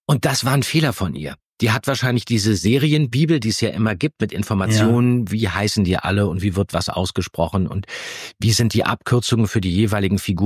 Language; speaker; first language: German; native; German